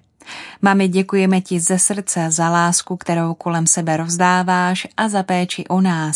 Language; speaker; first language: Czech; native; Czech